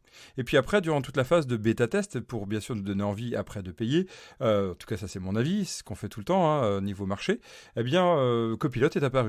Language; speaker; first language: French; native; French